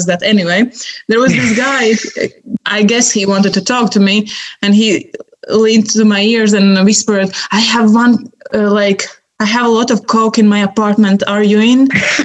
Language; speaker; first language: English; non-native, fluent; Latvian